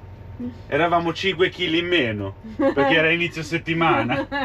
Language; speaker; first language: Italian; native; Italian